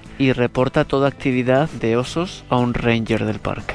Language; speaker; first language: Spanish; native; Spanish